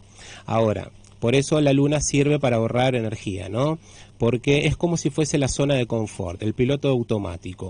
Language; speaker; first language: Spanish; native; Spanish